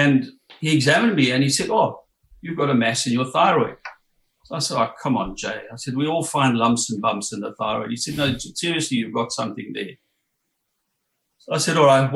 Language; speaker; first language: English; native; English